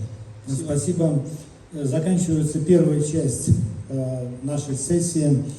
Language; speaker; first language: Russian; native; Russian